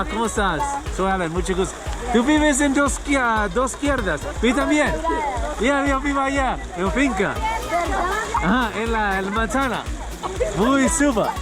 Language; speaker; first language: Spanish; non-native, learner; English